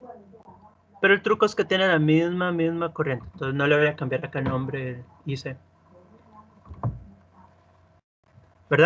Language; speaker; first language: Spanish; native; Spanish